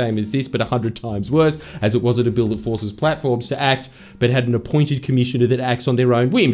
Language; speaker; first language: English; native; English